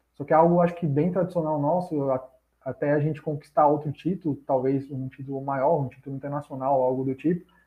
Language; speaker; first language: Portuguese; native; Portuguese